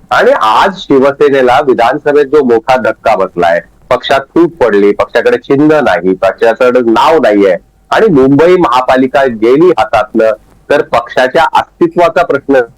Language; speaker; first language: Marathi; native; Marathi